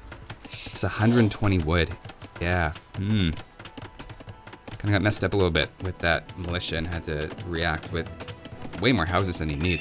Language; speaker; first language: English; native; English